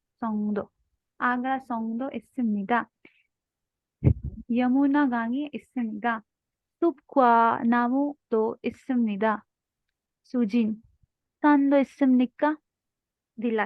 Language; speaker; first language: Korean; non-native, learner; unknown